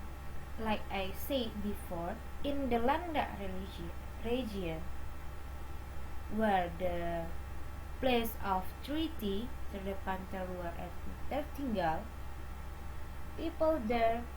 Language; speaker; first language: English; non-native, learner; Indonesian